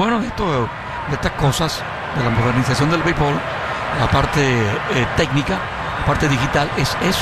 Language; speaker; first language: Spanish; native; Spanish